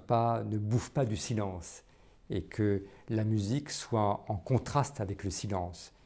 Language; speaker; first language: French; native; French